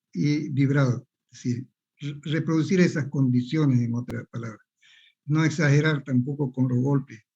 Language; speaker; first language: Spanish; native; Spanish